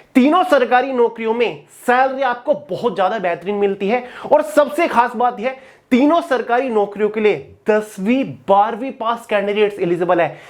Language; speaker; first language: Hindi; native; Hindi